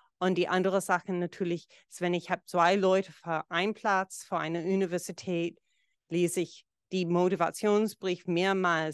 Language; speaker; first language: German; non-native, fluent; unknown